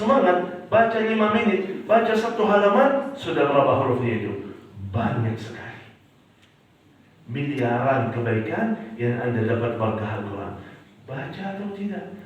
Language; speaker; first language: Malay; non-native, fluent; Arabic